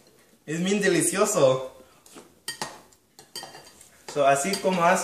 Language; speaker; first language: Spanish; non-native, learner; English